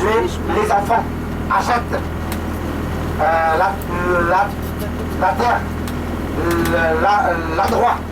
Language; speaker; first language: French; non-native, fluent; Vietnamese